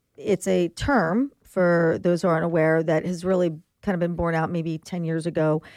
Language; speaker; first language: English; native; English